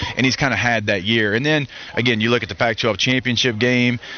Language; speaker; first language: English; native; English